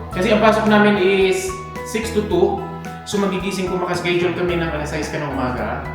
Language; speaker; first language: Filipino; native; Filipino